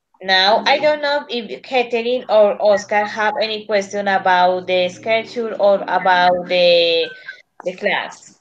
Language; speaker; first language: English; non-native, learner; Spanish